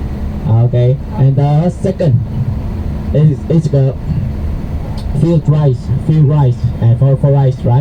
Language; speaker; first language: English; non-native, learner; Vietnamese